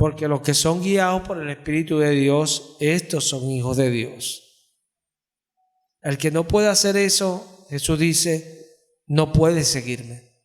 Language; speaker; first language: Spanish; native; Spanish